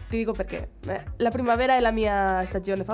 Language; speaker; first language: Italian; non-native, fluent; Spanish